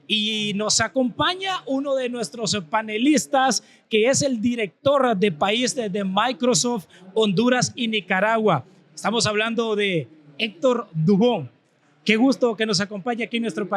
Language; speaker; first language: Spanish; native; Spanish